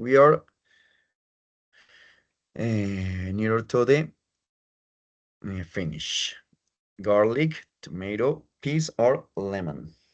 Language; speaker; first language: English; non-native, fluent; Spanish